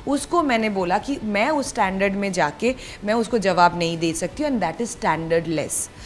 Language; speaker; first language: Hindi; non-native, local second language; Bangla